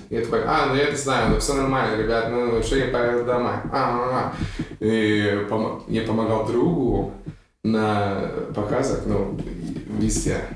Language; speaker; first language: Russian; non-native, fluent; English